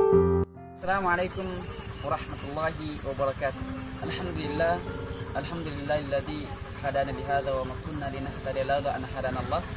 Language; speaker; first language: Arabic; non-native, learner; Indonesian